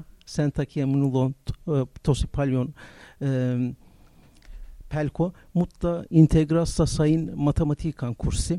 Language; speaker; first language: Finnish; non-native, learner; Turkish